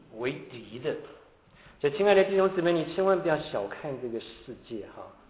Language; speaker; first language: Chinese; native; Chinese